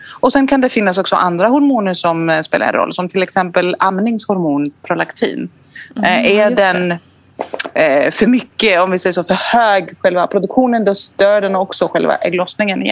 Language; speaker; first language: Swedish; non-native, fluent; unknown